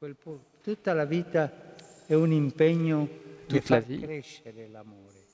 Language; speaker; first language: Italian; non-native, fluent; Spanish